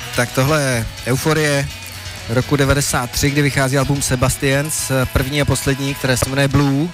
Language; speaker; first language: Czech; native; Czech